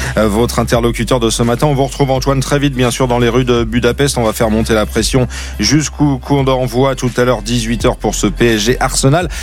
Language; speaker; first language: French; native; French